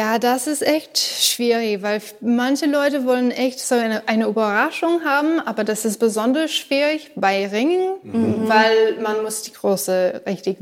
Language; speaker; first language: German; non-native, learner; English